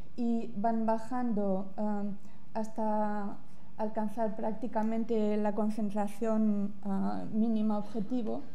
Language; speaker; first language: Spanish; native; Spanish